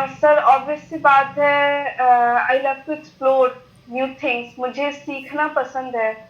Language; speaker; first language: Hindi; non-native, local second language; Bangla